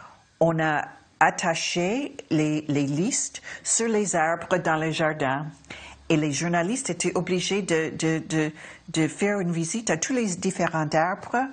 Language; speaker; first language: French; non-native, fluent; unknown